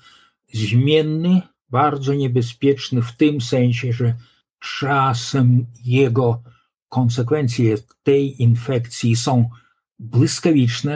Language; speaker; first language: Polish; non-native, local second language; Lithuanian